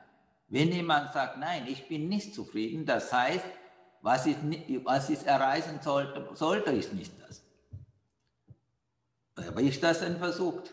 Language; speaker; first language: German; non-native, fluent; Sinhala